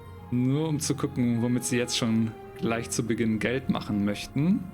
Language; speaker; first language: German; native; German